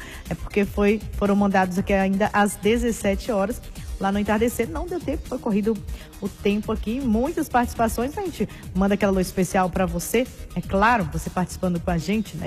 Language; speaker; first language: Portuguese; native; Portuguese